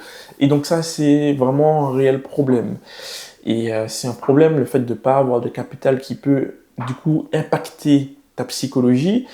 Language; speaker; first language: French; native; French